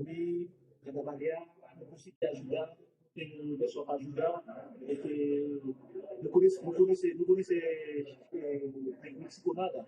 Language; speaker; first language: Spanish; non-native, learner; Haitian Creole